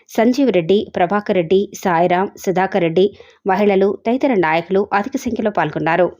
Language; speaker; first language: Telugu; native; Telugu